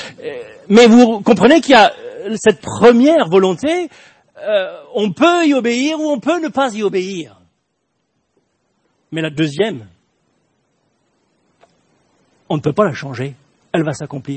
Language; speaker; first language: French; native; French